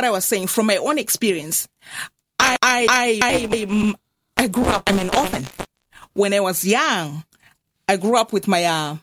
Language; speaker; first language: English; non-native, local second language; Shona